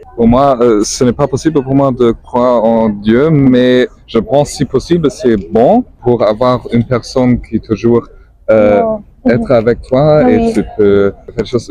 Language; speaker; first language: French; non-native, learner; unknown